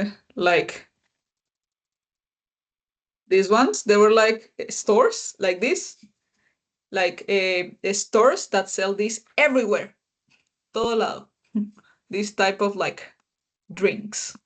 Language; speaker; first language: English; non-native, fluent; Spanish